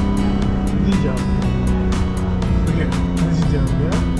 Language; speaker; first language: Japanese; native; Japanese